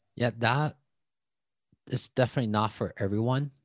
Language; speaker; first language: English; non-native, fluent; Chinese